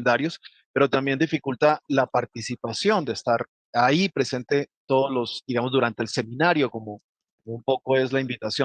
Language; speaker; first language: Spanish; native; Spanish